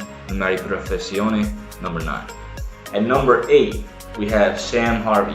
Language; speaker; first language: English; native; English